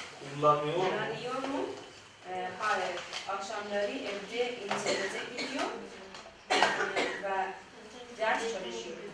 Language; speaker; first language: Turkish; non-native, learner; Persian